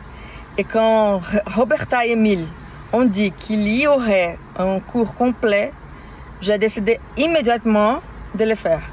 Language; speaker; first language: French; non-native, learner; Portuguese